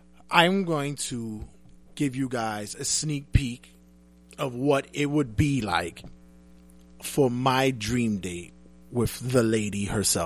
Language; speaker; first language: English; native; English